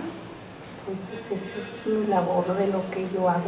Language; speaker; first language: Spanish; native; Spanish